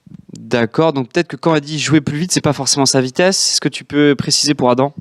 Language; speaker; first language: French; native; French